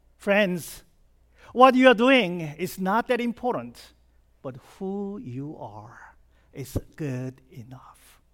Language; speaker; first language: English; non-native, fluent; Korean